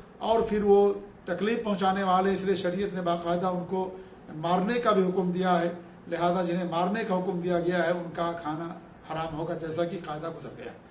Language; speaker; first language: Urdu; native; Urdu